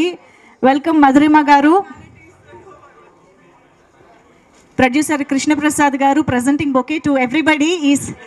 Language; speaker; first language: Telugu; native; Telugu